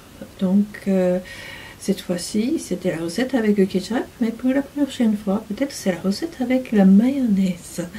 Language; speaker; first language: French; non-native, fluent; Japanese